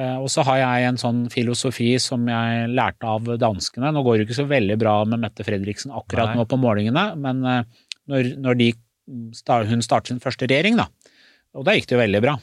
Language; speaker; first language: Norwegian; early bilingual, other home language; Persian